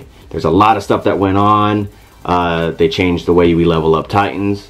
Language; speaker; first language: English; native; English